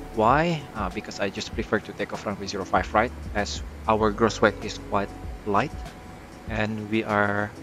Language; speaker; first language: English; non-native, fluent; Indonesian